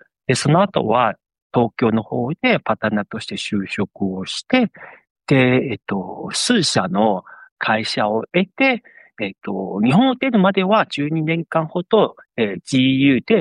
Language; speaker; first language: Japanese; non-native, fluent; Chinese